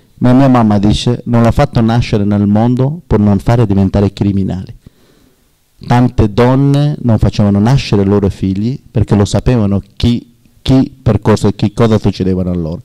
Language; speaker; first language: Italian; non-native, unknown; Persian